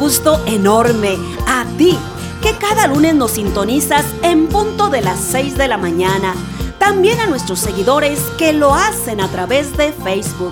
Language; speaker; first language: Spanish; native; Spanish